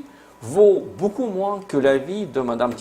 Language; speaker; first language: French; non-native, fluent; Russian